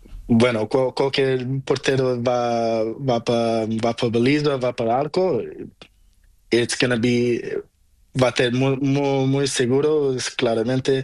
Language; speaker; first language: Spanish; non-native, learner; Portuguese